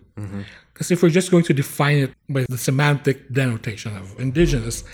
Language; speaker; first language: English; non-native, local second language; Bikol